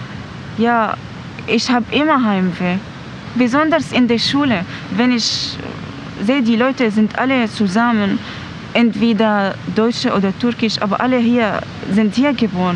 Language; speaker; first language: German; non-native, learner; Arabic